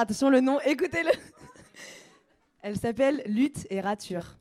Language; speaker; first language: French; native; French